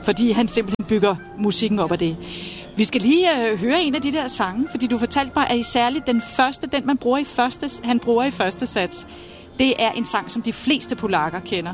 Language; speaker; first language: Danish; native; Danish